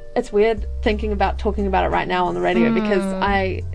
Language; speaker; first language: English; native; English